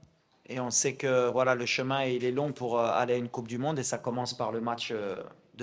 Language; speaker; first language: French; non-native, local second language; Arabic